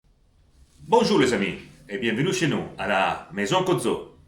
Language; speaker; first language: French; non-native, fluent; Italian